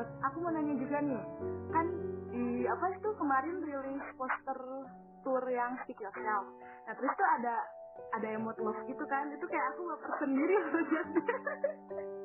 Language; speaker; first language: Indonesian; native; Indonesian